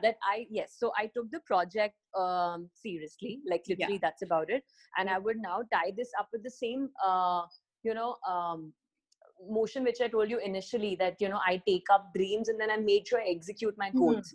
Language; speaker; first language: English; non-native, local second language; Hindi